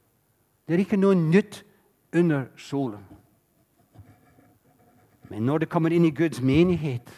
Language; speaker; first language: Norwegian; non-native, fluent; English